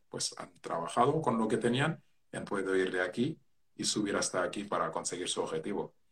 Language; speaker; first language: Spanish; non-native, fluent; Wolof